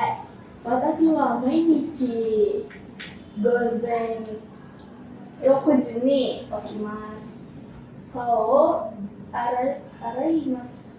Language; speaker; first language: Japanese; non-native, learner; Indonesian